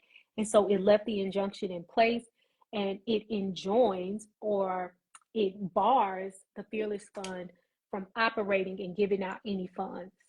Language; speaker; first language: English; native; English